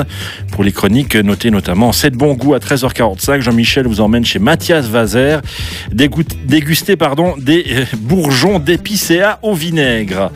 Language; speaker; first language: French; native; French